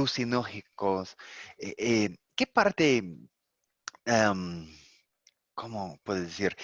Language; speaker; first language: Spanish; non-native, fluent; English